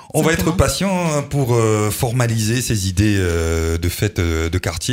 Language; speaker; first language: French; native; French